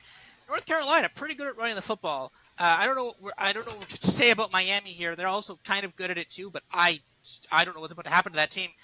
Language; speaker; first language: English; native; English